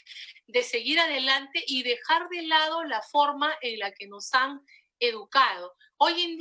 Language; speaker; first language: Spanish; native; Spanish